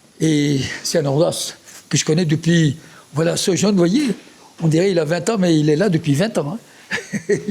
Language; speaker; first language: French; non-native, fluent; Punjabi